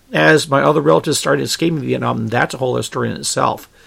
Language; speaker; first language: English; native; English